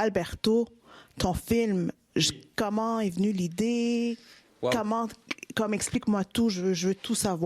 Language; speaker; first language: French; native; French